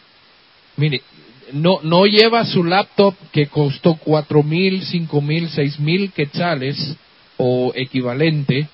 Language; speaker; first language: Spanish; native; Spanish